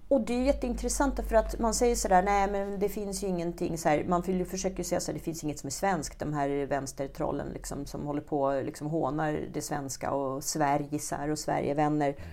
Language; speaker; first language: Swedish; early bilingual, other home language; Czech